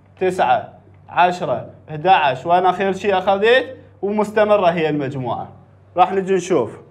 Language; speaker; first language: Arabic; native; Arabic